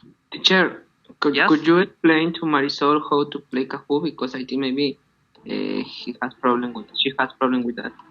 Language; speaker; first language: English; non-native, learner; Spanish